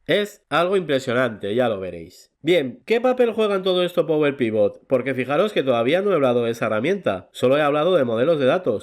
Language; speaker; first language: Spanish; native; Spanish